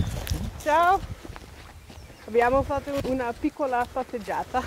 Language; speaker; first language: Italian; non-native, learner; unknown